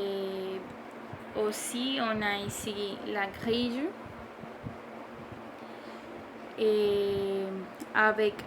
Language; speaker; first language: French; non-native, learner; Spanish